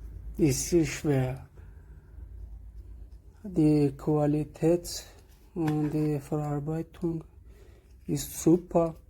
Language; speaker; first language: German; non-native, learner; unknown